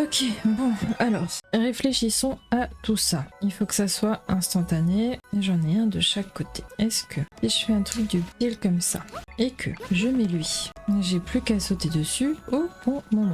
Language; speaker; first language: French; native; French